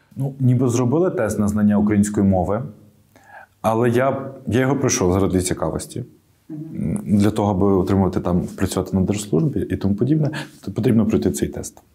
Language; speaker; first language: Ukrainian; native; Ukrainian